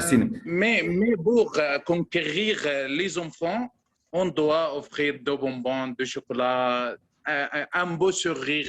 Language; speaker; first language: French; non-native, learner; Arabic